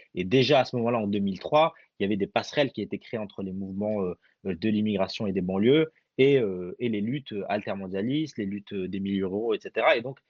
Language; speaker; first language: French; early bilingual, other home language; Arabic